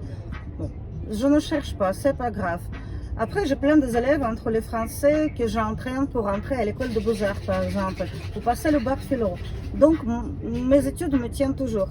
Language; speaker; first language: French; non-native, fluent; Russian